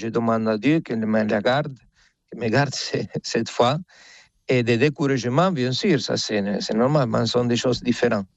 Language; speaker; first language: French; non-native, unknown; Spanish